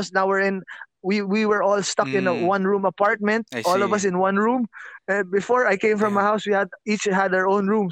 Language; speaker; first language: English; non-native, local second language; Filipino